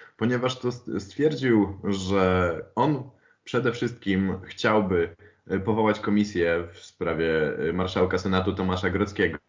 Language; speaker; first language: Polish; native; Polish